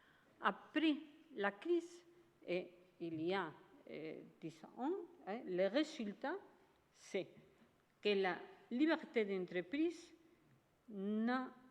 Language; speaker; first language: French; non-native, fluent; Spanish